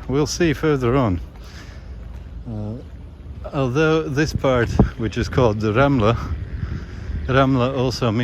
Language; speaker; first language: English; non-native, fluent; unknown